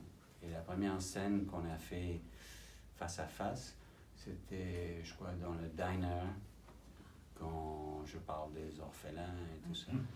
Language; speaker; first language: French; non-native, fluent; English